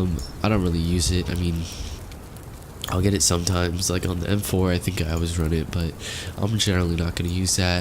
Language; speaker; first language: English; native; English